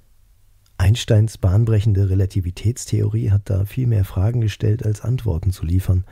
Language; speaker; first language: German; native; German